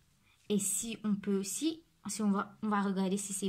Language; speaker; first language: French; non-native, local second language; Morisyen